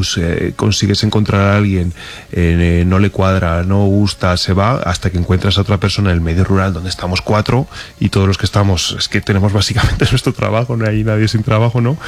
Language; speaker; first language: Spanish; native; Spanish